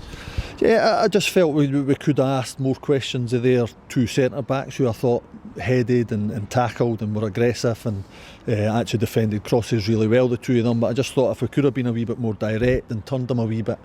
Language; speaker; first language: English; native; English